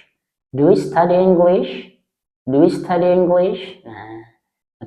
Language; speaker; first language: English; non-native, fluent; Indonesian